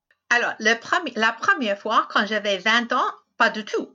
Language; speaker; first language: French; non-native, fluent; English